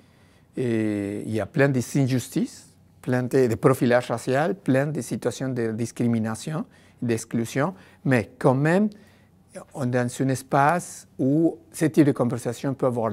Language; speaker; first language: French; non-native, fluent; Spanish